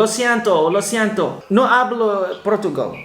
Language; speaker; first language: Spanish; non-native, learner; Thai